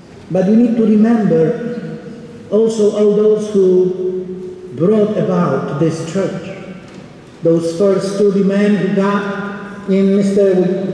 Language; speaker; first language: English; non-native, fluent; Polish